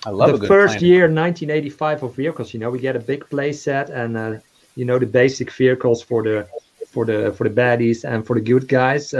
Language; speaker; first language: English; non-native, fluent; Dutch